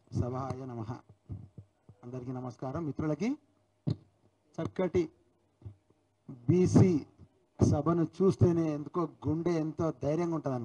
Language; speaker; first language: Telugu; native; Telugu